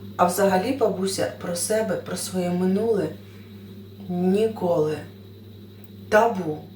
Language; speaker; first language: Ukrainian; native; Ukrainian